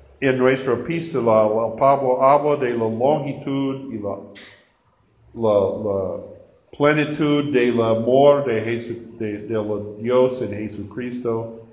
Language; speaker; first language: Spanish; non-native, learner; English